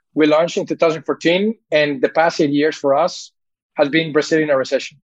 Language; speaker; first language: English; early bilingual, other home language; Spanish